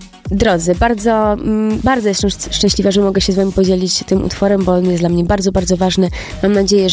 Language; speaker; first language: Polish; native; Polish